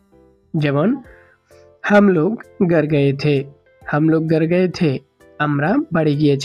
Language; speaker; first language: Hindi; non-native, learner; Bangla